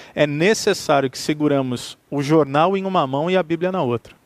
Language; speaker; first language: Portuguese; native; Portuguese